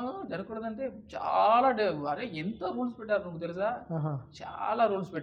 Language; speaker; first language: Telugu; non-native, local second language; Tamil